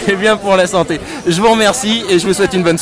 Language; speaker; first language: French; native; French